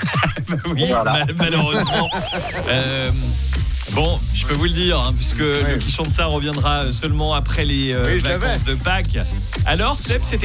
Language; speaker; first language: French; native; French